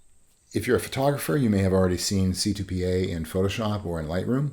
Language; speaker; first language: English; native; English